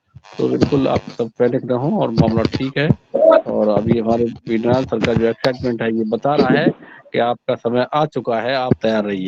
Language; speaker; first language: Hindi; native; Hindi